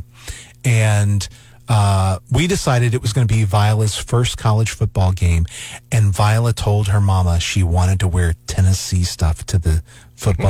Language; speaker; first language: English; native; English